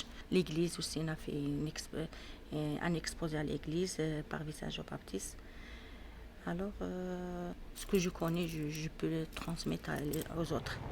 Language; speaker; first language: French; non-native, learner; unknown